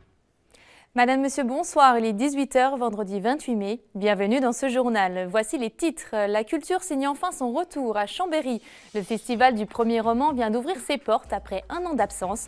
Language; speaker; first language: French; native; French